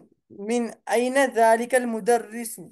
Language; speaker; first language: Arabic; non-native, learner; Urdu